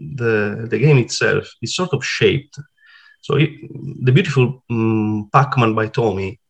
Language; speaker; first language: English; non-native, fluent; Italian